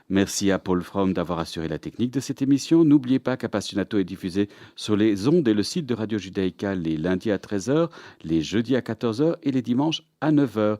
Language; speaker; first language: French; native; French